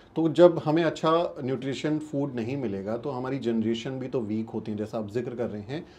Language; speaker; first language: Hindi; native; Hindi